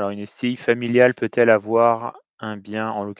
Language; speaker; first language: French; native; French